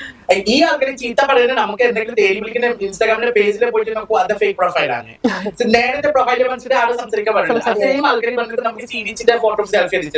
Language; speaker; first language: Malayalam; non-native, local second language; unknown